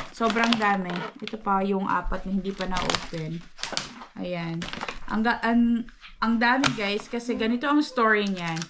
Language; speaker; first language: Filipino; non-native, local second language; Cebuano